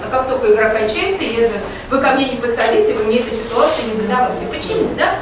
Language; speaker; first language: Russian; native; Russian